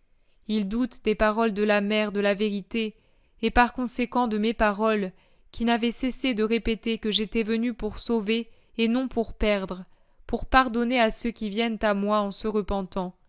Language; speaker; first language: French; native; French